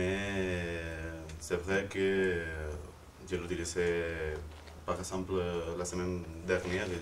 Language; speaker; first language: French; non-native, fluent; Spanish